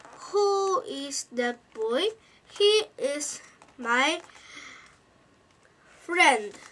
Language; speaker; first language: English; non-native, learner; Korean